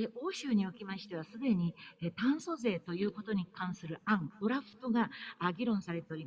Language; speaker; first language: Japanese; native; Japanese